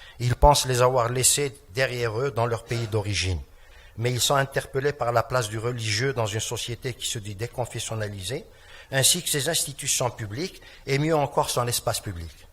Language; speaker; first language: French; non-native, local second language; Kabyle